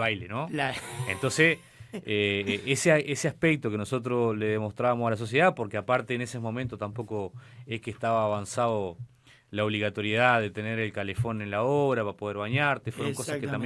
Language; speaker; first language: Spanish; native; Spanish